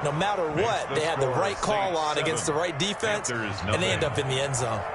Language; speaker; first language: English; native; English